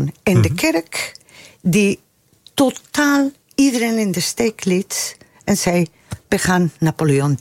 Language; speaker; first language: Dutch; non-native, fluent; Spanish